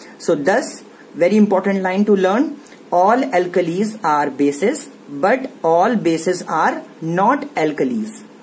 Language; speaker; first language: English; non-native, local second language; Hindi